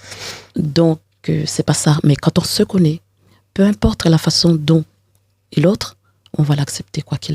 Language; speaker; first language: French; non-native, local second language; Haitian Creole